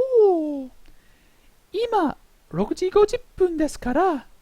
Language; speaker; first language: Japanese; non-native, fluent; English